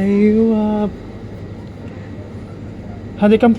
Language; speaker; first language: Arabic; non-native, learner; Filipino